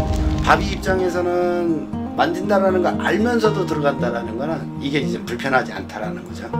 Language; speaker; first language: Korean; native; Korean